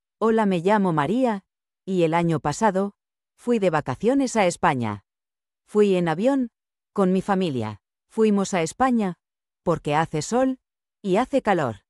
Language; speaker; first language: Spanish; non-native, learner; English